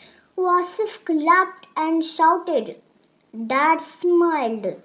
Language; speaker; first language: English; non-native, local second language; Urdu